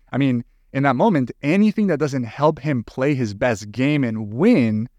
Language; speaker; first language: English; non-native, fluent; Spanish